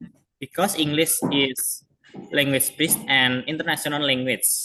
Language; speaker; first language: English; non-native, learner; Indonesian